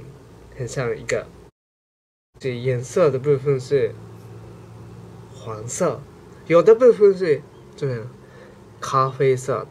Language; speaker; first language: Chinese; non-native, learner; Japanese